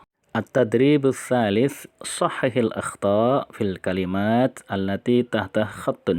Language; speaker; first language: Arabic; non-native, fluent; Indonesian